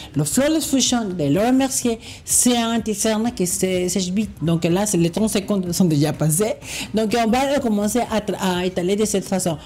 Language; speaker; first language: French; non-native, fluent; Spanish